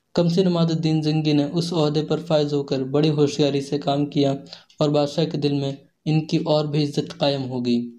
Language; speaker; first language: Urdu; native; Urdu